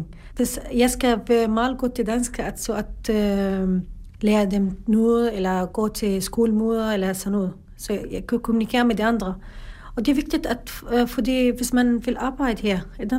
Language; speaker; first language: Danish; non-native, learner; Arabic